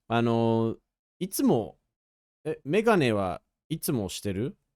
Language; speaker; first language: Japanese; non-native, fluent; English